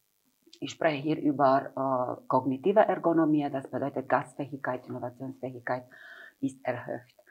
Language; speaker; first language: German; non-native, fluent; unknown